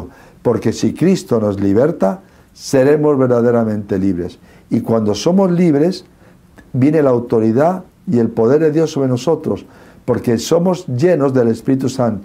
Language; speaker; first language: Spanish; native; Spanish